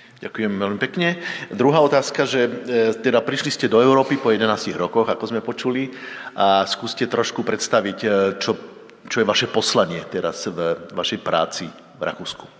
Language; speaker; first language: Slovak; native; Slovak